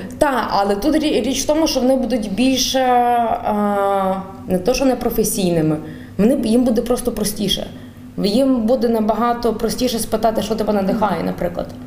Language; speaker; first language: Ukrainian; native; Ukrainian